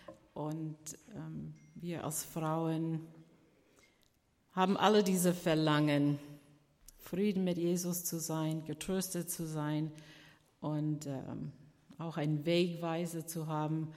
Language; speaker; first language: German; non-native, fluent; English